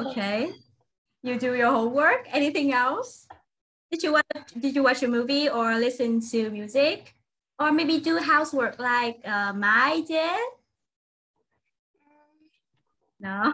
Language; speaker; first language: English; non-native, fluent; Vietnamese